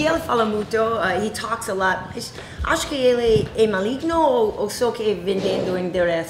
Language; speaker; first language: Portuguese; non-native, learner; English